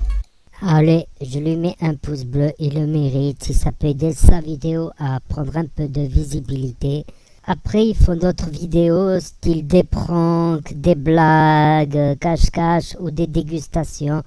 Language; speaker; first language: French; native; French